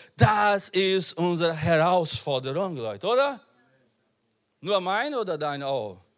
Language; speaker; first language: German; non-native, learner; Portuguese